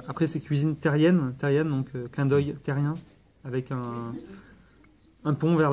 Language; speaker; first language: French; native; French